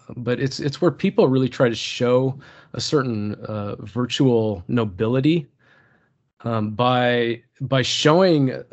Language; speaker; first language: English; early bilingual, other home language; Turkish